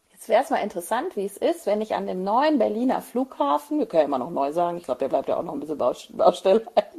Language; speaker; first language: German; native; German